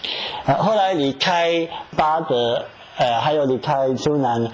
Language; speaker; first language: Chinese; non-native, fluent; English